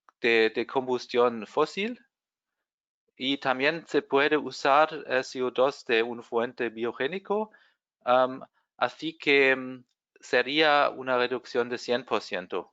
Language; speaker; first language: Spanish; non-native, fluent; German